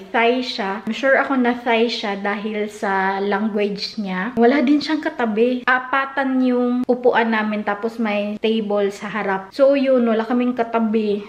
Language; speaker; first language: Filipino; non-native, local second language; Cebuano